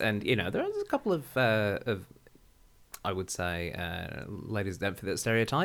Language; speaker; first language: English; native; English